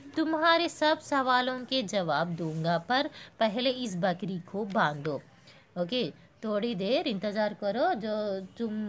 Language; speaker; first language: Hindi; non-native, local second language; Telugu